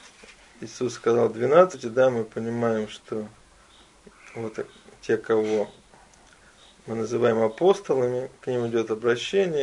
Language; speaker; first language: Russian; native; Russian